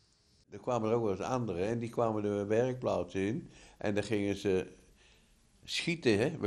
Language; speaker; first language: Dutch; native; Dutch